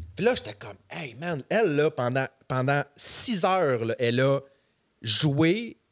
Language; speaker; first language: French; native; French